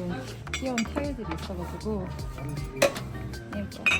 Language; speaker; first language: Korean; non-native, fluent; Norwegian